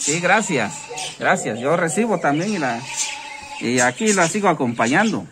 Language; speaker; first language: Spanish; native; Spanish